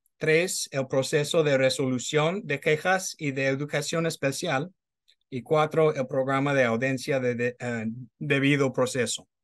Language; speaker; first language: Spanish; non-native, fluent; English